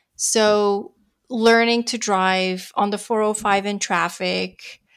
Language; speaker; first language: English; non-native, fluent; Dutch